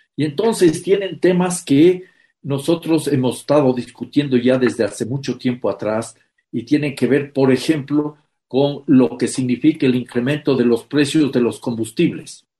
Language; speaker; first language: Spanish; native; Spanish